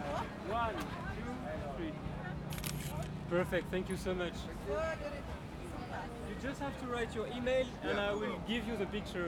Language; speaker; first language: English; non-native, fluent; French